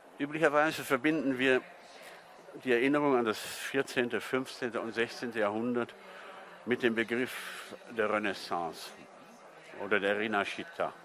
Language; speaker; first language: German; native; German